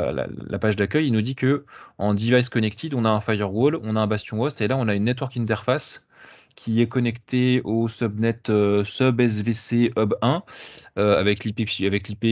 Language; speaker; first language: French; native; French